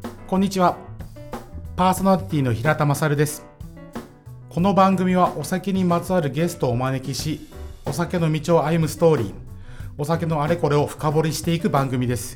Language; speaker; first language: Japanese; native; Japanese